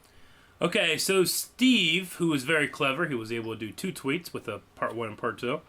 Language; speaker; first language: English; native; English